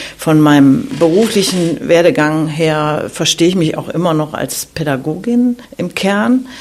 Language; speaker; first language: German; native; German